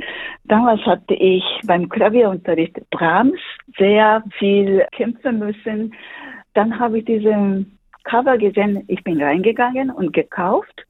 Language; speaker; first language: German; non-native, fluent; Japanese